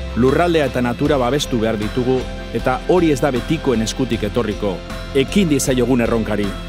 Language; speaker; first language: Basque; non-native, local second language; Spanish